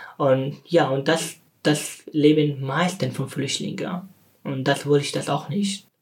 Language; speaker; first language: German; non-native, learner; Persian